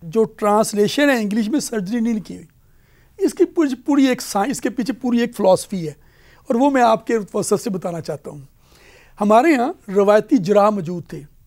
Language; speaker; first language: Urdu; native; Urdu